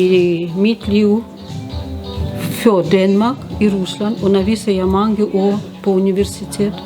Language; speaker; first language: Danish; non-native, learner; Russian